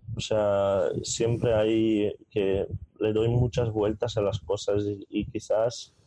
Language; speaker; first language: Spanish; non-native, fluent; Hungarian